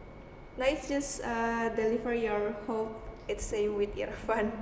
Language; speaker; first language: English; non-native, learner; Indonesian